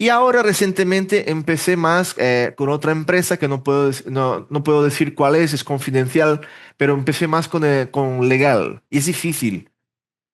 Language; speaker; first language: Spanish; early bilingual, heritage; Portuguese